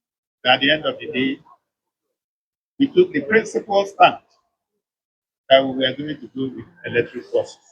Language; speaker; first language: English; non-native, local second language; Igbo